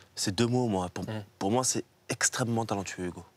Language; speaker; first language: French; native; French